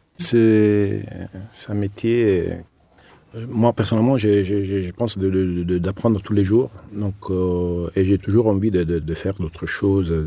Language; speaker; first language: French; non-native, fluent; Italian